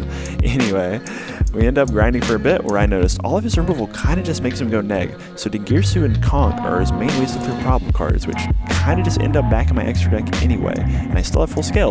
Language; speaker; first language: English; native; English